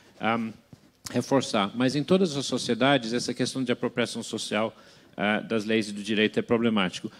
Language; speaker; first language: Portuguese; non-native, fluent; English